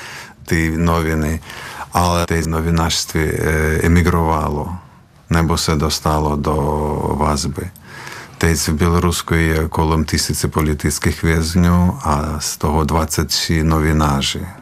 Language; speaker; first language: Czech; non-native, fluent; Belarusian